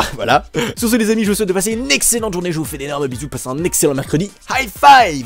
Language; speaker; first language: French; native; French